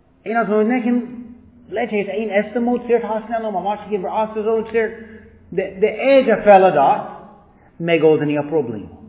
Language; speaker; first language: Hungarian; non-native, fluent; English